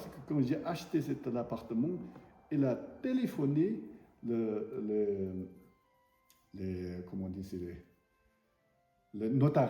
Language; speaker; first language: French; non-native, learner; Tibetan